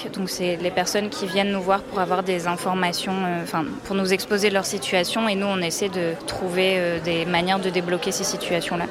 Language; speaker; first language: French; native; French